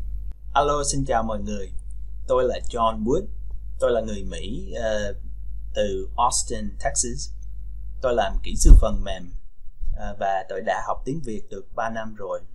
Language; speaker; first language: Vietnamese; non-native, fluent; English